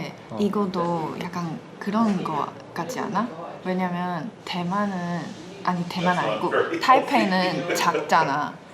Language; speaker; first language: Korean; non-native, fluent; Chinese